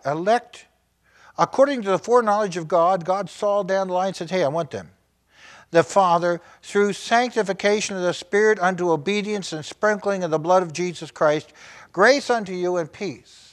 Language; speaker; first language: English; native; English